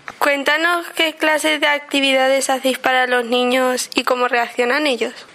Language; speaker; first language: Spanish; native; Spanish